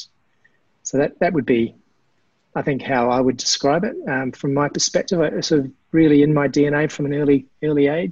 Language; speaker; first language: English; native; English